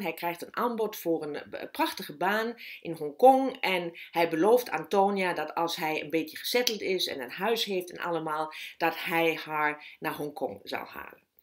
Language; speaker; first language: Dutch; non-native, fluent; German